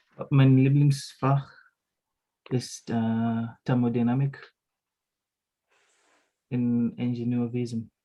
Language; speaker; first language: German; non-native, learner; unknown